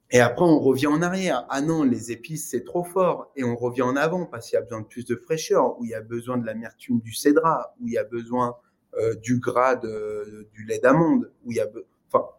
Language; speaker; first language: French; native; French